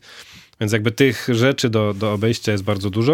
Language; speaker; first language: Polish; native; Polish